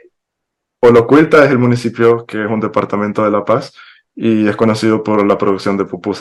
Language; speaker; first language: Spanish; native; Spanish